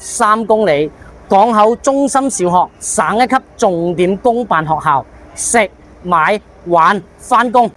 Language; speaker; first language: Cantonese; native; Cantonese